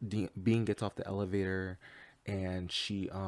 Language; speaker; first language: English; native; English